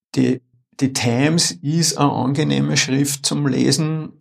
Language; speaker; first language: German; native; German